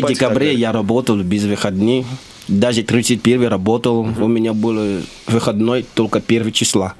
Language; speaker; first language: Russian; non-native, learner; Lingala